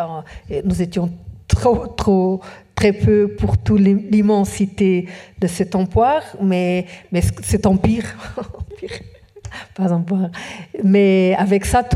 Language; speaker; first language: French; non-native, fluent; Portuguese